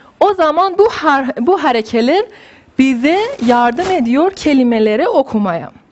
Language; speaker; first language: Turkish; non-native, fluent; Persian